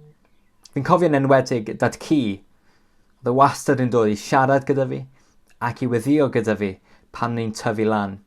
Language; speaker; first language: Welsh; native; Welsh